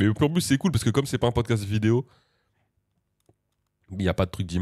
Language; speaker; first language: French; native; French